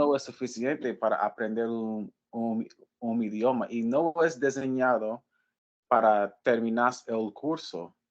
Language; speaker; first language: Spanish; non-native, learner; English